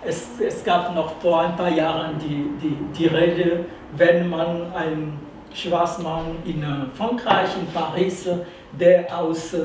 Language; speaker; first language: German; non-native, fluent; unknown